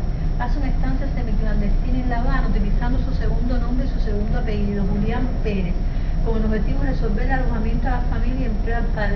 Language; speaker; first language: Spanish; native; Spanish